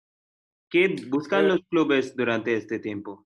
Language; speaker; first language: Spanish; non-native, learner; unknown